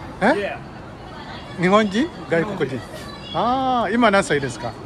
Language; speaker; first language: Japanese; non-native, learner; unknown